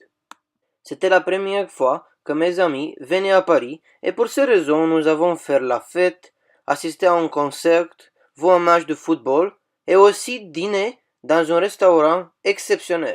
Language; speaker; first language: French; non-native, fluent; Romanian